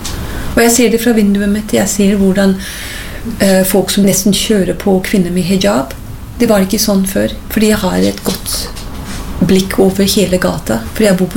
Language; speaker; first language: Norwegian; non-native, fluent; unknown